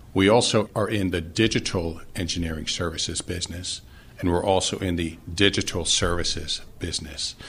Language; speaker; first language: English; native; English